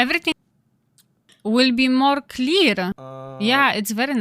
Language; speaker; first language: English; non-native, learner; Polish